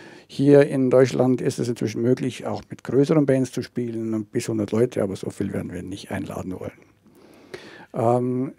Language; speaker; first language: German; native; German